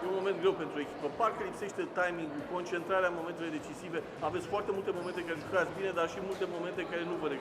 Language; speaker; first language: Romanian; native; Romanian